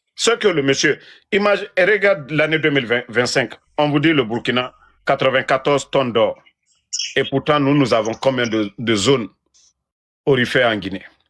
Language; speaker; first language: French; non-native, local second language; Mandingo